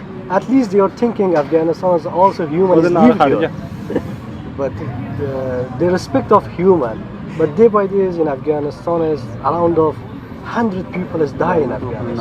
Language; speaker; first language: English; non-native, learner; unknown